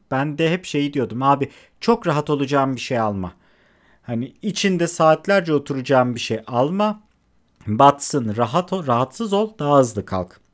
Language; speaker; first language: Turkish; native; Turkish